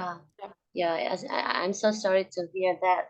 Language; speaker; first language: English; non-native, learner; Indonesian